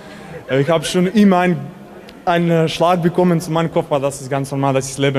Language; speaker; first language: German; non-native, learner; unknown